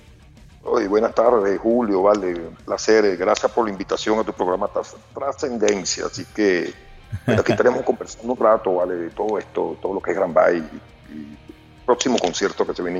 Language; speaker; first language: Spanish; native; Spanish